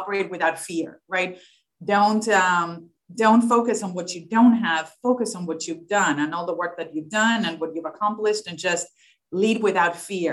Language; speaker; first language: English; non-native, fluent; Spanish